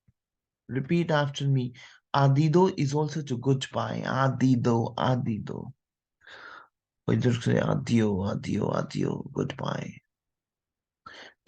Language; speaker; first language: English; non-native, local second language; Hindi